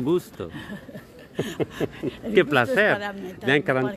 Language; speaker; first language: Spanish; non-native, learner; French